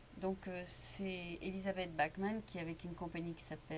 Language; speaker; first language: French; native; French